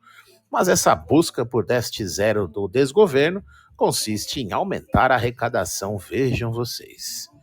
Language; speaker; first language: Portuguese; native; Portuguese